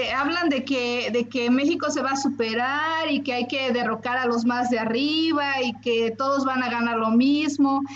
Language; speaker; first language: Spanish; native; Spanish